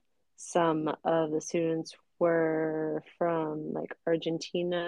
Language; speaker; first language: English; native; English